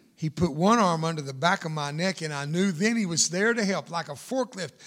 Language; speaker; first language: English; early bilingual, other home language; Spanish